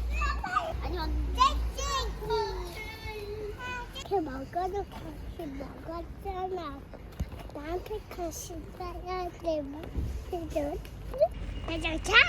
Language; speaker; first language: Korean; early bilingual, heritage; Korean